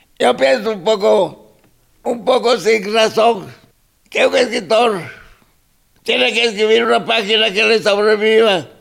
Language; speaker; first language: Spanish; non-native, local second language; Zapotec